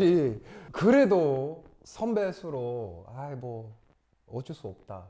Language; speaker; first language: Korean; early bilingual, other home language; English